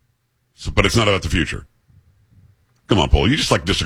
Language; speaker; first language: English; native; English